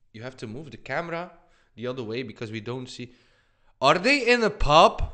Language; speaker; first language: English; non-native, fluent; Dutch